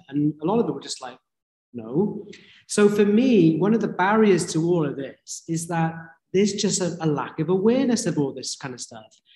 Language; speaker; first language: English; native; English